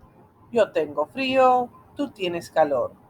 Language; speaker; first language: Spanish; non-native, fluent; English